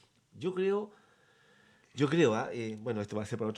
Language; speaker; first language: Spanish; native; Spanish